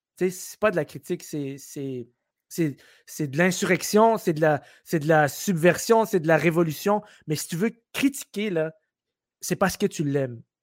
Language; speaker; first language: French; early bilingual, other home language; Arabic